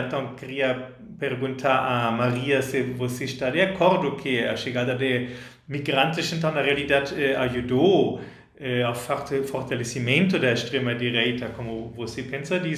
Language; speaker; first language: Portuguese; non-native, fluent; German